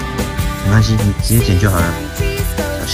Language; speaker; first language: Chinese; native; Chinese